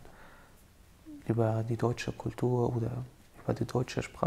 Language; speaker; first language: German; non-native, fluent; Arabic